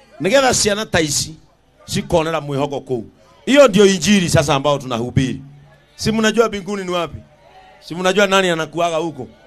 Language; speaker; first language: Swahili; non-native, local second language; Kikuyu